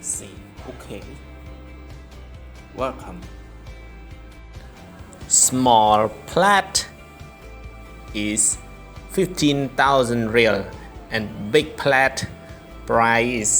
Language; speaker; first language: English; non-native, learner; Khmer